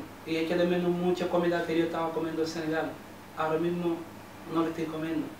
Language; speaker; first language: Spanish; non-native, learner; Wolof